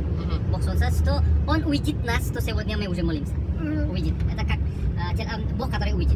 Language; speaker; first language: Russian; non-native, learner; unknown